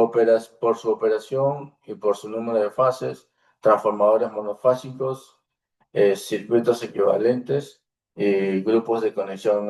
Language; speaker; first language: Spanish; native; Spanish